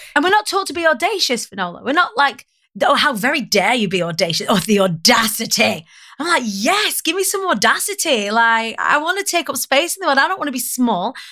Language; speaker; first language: English; native; English